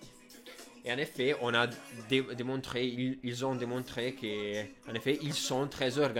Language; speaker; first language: French; non-native, fluent; Italian